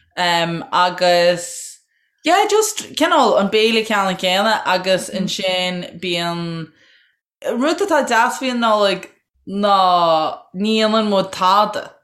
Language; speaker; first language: Irish; native; Irish